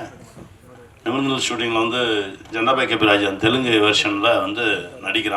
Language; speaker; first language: Tamil; native; Tamil